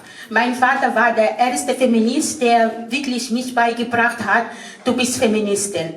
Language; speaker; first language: German; non-native, fluent; Arabic